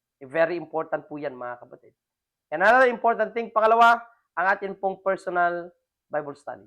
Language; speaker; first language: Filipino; non-native, local second language; Iloko